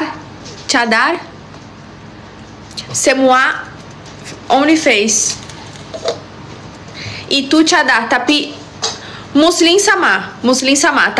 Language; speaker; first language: Indonesian; non-native, learner; Portuguese